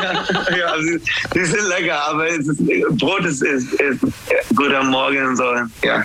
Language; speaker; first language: German; non-native, learner; English